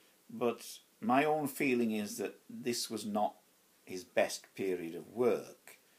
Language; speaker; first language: English; native; English